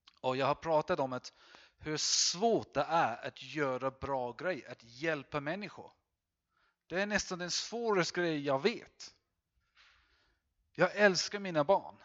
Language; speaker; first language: Swedish; non-native, fluent; English